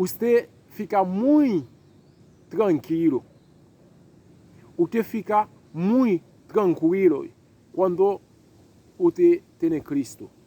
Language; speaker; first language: Spanish; non-native, learner; Haitian Creole